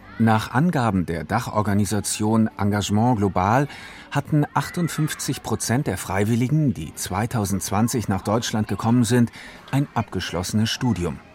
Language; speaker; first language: German; native; German